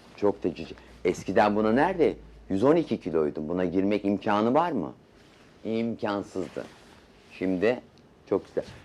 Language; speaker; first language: Turkish; native; Turkish